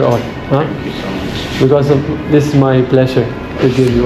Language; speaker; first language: English; non-native, learner; Burmese